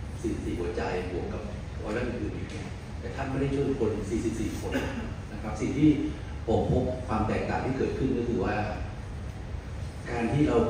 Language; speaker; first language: Thai; native; Thai